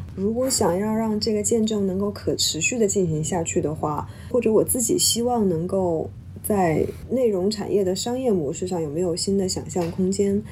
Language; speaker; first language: Chinese; native; Chinese